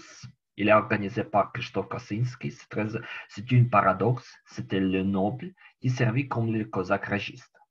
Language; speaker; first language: French; non-native, learner; Ukrainian